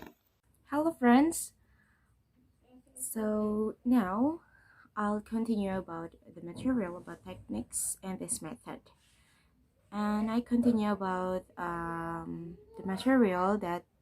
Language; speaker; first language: English; non-native, learner; Indonesian